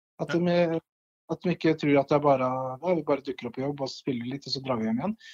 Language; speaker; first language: Norwegian; native; Norwegian